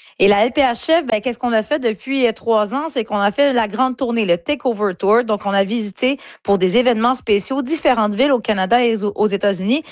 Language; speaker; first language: French; native; French